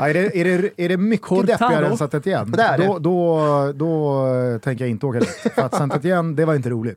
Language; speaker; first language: Swedish; native; Swedish